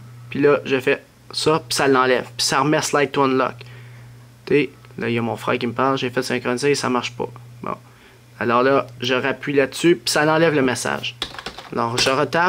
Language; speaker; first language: French; native; French